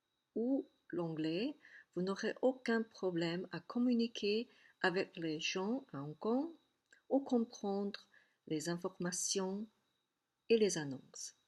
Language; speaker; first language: French; non-native, fluent; Cantonese